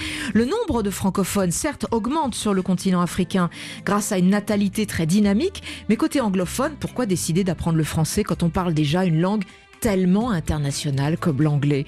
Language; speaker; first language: French; native; French